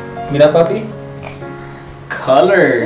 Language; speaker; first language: Spanish; early bilingual, heritage; Spanish